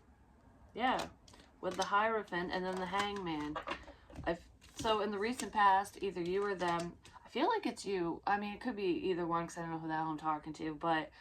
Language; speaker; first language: English; native; English